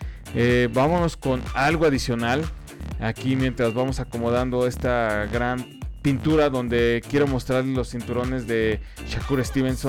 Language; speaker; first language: Spanish; native; Spanish